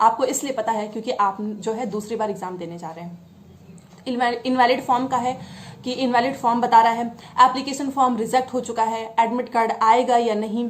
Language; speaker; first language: Hindi; native; Hindi